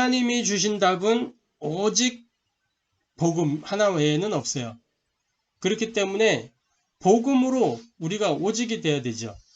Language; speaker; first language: Korean; native; Korean